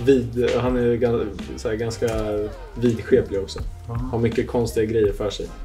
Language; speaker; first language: Swedish; native; Swedish